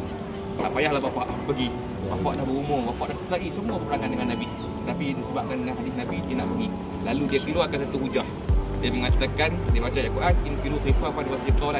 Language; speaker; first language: Malay; native; Malay